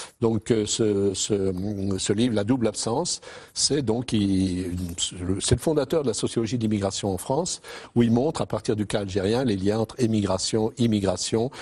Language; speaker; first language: French; native; French